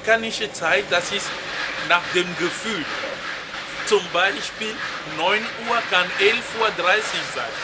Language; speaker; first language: German; non-native, fluent; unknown